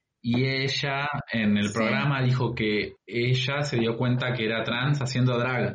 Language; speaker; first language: Spanish; native; Spanish